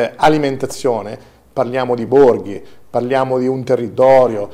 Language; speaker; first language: Italian; native; Italian